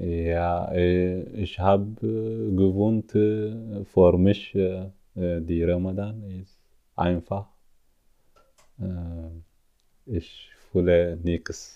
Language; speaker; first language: German; non-native, learner; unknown